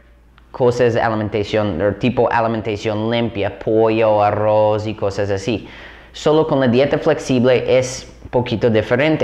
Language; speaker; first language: Spanish; non-native, fluent; English